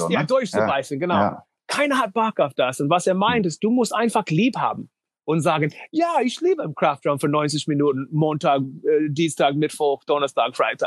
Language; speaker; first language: German; non-native, learner; English